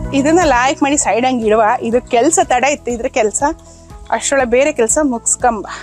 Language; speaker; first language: Kannada; native; Kannada